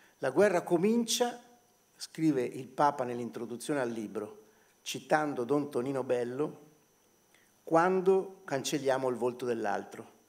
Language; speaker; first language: Italian; native; Italian